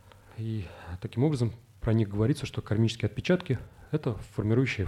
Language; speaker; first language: Russian; native; Russian